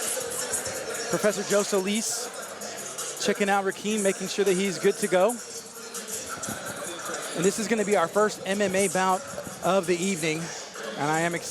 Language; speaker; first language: English; native; English